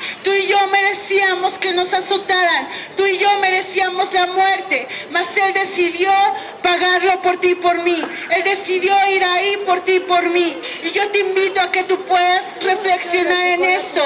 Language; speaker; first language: Spanish; native; Spanish